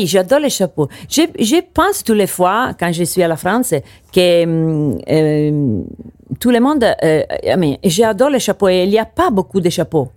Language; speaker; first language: French; non-native, learner; Italian